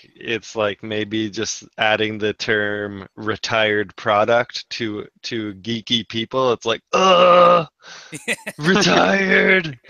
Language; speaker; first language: English; native; English